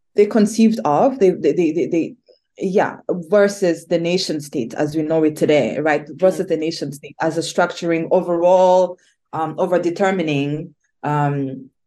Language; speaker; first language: English; non-native, local second language; Kinyarwanda